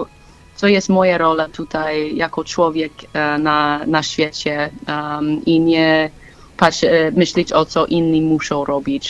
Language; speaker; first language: Polish; non-native, learner; English